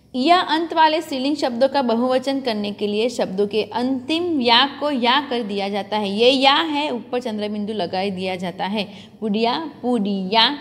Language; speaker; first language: Hindi; non-native, local second language; Gujarati